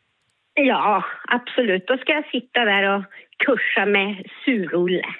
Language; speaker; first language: Swedish; native; Swedish